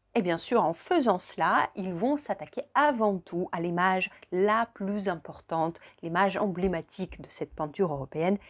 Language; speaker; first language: French; non-native, fluent; Russian